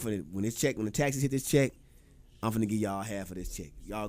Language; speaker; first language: English; native; English